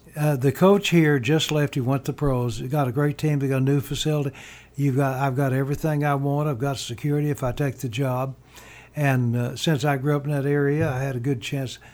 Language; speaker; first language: English; native; English